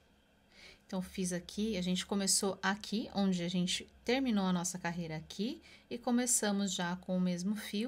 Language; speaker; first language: Portuguese; native; Portuguese